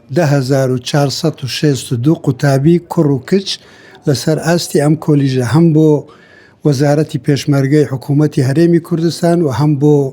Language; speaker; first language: Central Kurdish; non-native, local second language; Kurdish